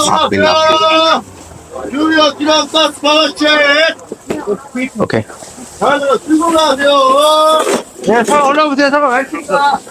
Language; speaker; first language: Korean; non-native, learner; Tamil